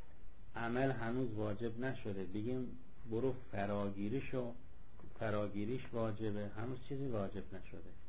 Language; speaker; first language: Persian; native; Persian